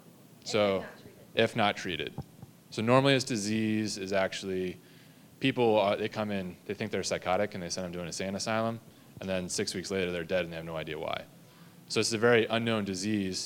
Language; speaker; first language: English; native; English